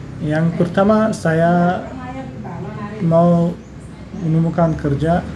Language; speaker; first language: Indonesian; non-native, learner; Turkish